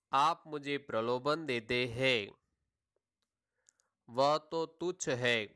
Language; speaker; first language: Hindi; non-native, local second language; Gujarati